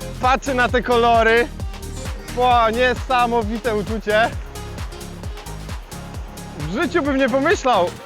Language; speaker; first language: Polish; non-native, fluent; Swahili